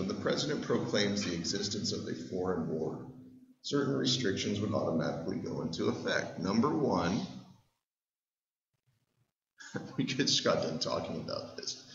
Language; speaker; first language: English; native; English